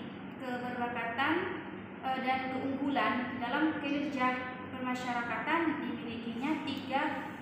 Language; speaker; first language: Indonesian; non-native, local second language; Madurese